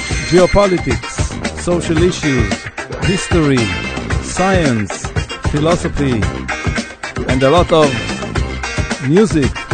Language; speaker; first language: English; non-native, fluent; Hebrew